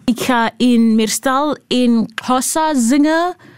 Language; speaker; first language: Dutch; non-native, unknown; Southern Sotho